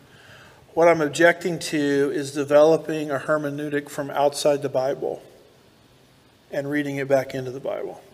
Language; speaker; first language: English; native; English